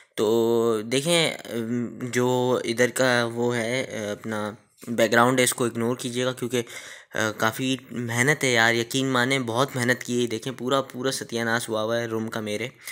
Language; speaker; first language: Urdu; native; Urdu